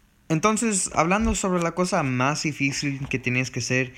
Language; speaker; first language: Spanish; early bilingual, heritage; Spanish